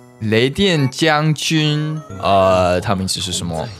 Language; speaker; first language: Chinese; early bilingual, heritage; Chinese